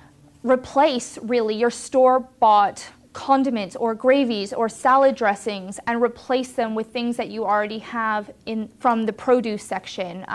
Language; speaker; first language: English; native; English